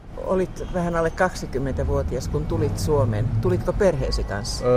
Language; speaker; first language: Finnish; native; Finnish